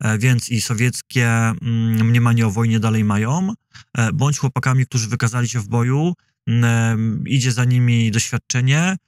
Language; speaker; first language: Polish; native; Polish